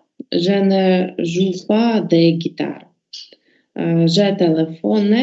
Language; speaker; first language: French; non-native, learner; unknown